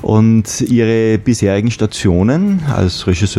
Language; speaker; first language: German; native; German